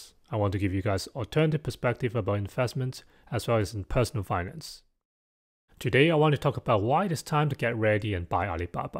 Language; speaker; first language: English; non-native, local second language; Cantonese